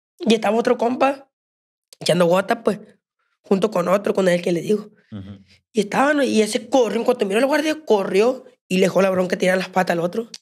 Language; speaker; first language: Spanish; native; Spanish